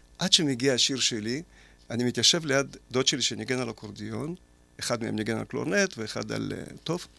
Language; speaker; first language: Hebrew; early bilingual, other home language; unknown